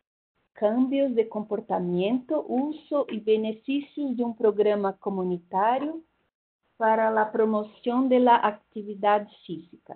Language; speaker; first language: Spanish; non-native, fluent; Portuguese